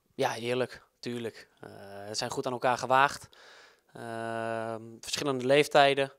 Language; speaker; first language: Dutch; native; Dutch